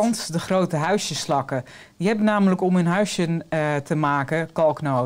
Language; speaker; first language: Dutch; native; Dutch